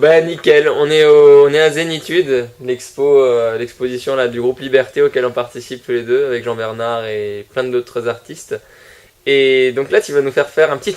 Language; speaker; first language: French; native; French